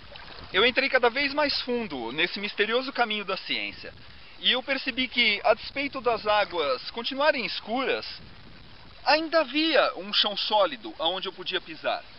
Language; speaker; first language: Portuguese; native; Portuguese